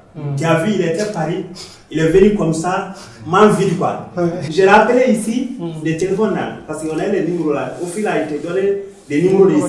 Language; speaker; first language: French; non-native, learner; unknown